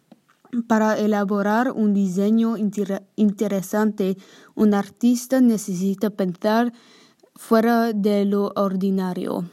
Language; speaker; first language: Spanish; non-native, learner; English